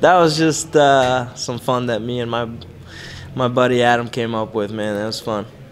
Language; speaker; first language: English; early bilingual, other home language; Spanish